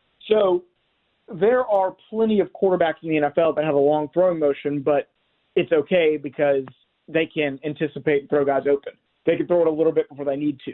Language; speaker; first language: English; native; English